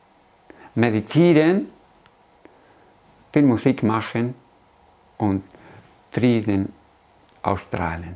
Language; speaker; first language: German; non-native, fluent; Spanish